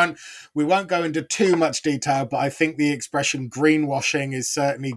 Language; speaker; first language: English; native; English